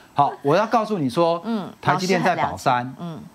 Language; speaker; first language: Chinese; native; Chinese